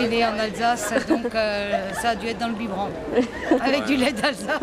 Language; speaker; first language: French; native; French